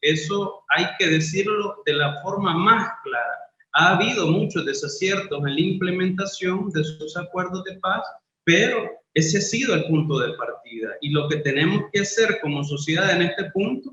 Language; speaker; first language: Spanish; native; Spanish